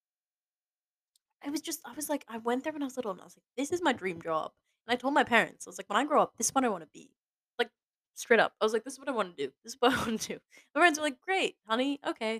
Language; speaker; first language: English; native; English